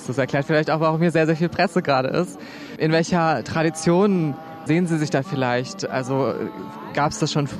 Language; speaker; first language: German; native; German